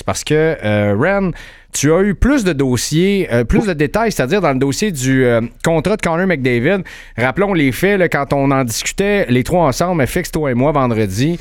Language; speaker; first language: French; native; French